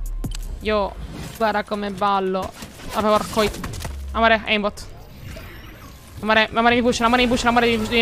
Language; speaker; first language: Italian; native; Italian